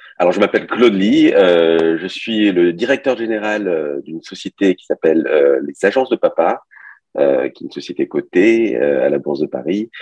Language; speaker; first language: French; early bilingual, other home language; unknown